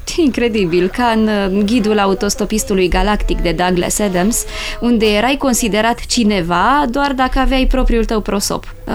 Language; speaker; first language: Romanian; native; Romanian